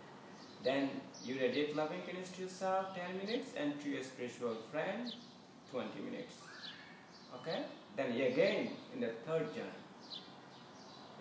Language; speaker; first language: English; non-native, fluent; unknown